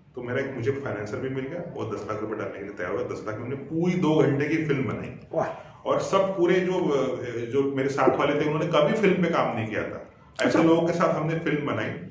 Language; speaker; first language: Hindi; non-native, local second language; Marathi